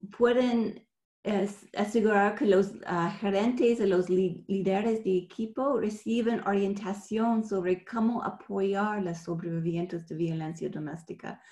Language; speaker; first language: Spanish; non-native, fluent; English